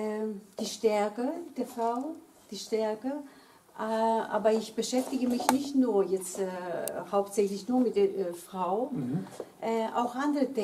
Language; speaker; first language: German; early bilingual, other home language; Greek